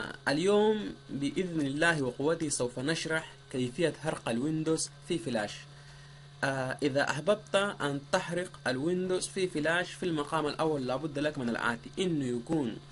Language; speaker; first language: Arabic; native; Arabic